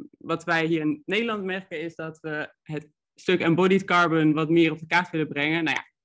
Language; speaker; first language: Dutch; native; Dutch